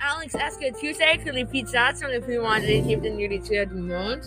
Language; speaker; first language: French; non-native, learner; English